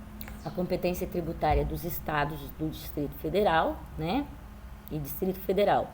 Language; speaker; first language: Portuguese; native; Portuguese